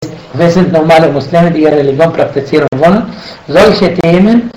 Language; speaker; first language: German; non-native, fluent; Arabic